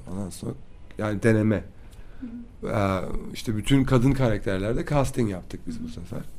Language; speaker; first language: Turkish; early bilingual, other home language; German